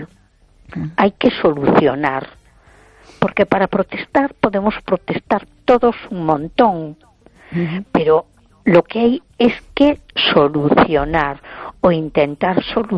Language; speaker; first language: Spanish; native; Spanish